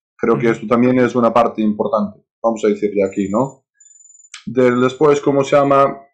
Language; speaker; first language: Spanish; non-native, fluent; Serbian